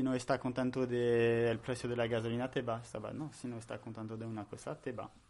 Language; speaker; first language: Spanish; non-native, learner; French